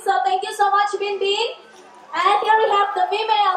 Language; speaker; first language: English; non-native, fluent; Indonesian